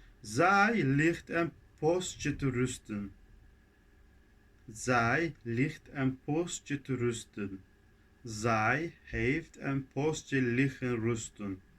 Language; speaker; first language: Dutch; non-native, fluent; Turkish